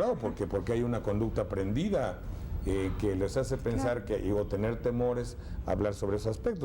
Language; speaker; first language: Spanish; native; Spanish